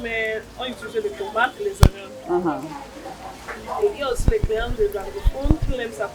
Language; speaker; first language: French; non-native, local second language; English